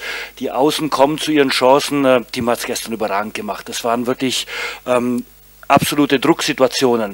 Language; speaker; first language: German; native; German